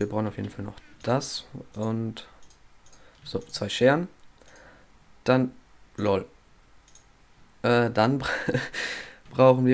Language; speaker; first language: German; native; German